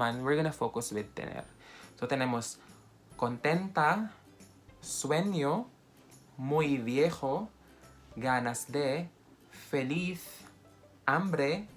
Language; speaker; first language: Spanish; non-native, fluent; Filipino